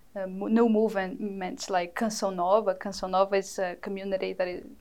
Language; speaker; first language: English; non-native, fluent; Portuguese